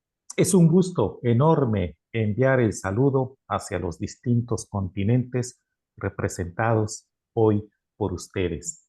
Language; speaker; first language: Spanish; native; Spanish